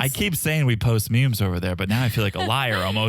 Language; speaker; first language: English; native; English